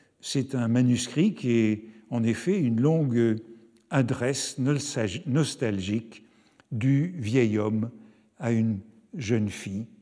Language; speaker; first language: French; native; French